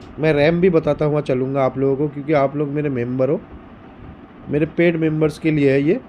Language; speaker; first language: Hindi; native; Hindi